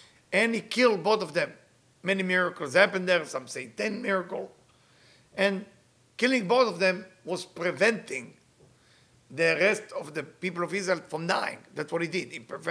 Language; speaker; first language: English; non-native, fluent; Hebrew